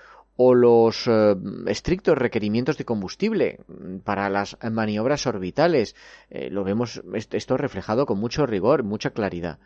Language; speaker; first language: Spanish; native; Spanish